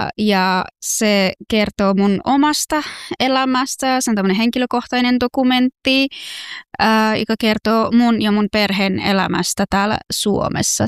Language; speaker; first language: Finnish; non-native, fluent; Persian